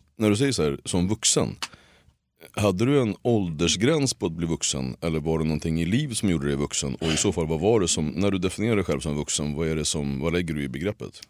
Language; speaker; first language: Swedish; native; Swedish